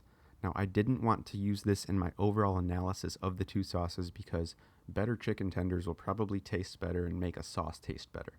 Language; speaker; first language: English; native; English